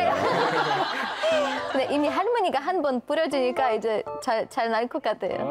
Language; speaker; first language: Korean; non-native, learner; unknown